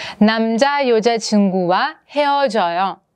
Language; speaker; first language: Korean; non-native, fluent; Russian